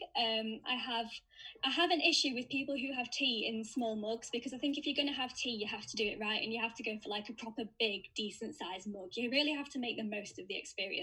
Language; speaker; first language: English; native; English